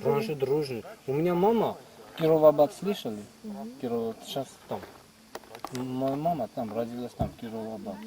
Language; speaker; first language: Russian; non-native, local second language; Armenian